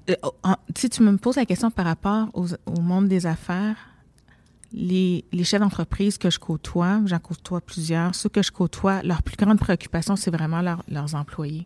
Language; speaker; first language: French; native; French